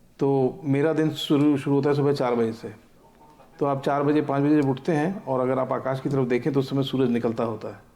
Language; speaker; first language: Hindi; native; Hindi